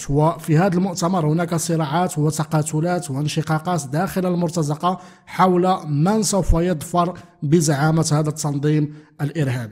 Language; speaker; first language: Arabic; native; Arabic